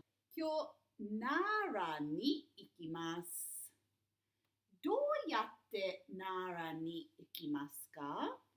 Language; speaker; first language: Japanese; non-native, fluent; English